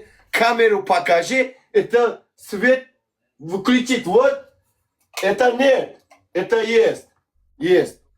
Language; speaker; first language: Russian; non-native, learner; Turkmen